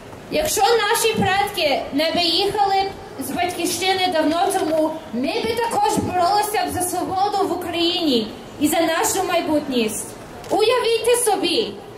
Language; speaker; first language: Ukrainian; early bilingual, heritage; Ukrainian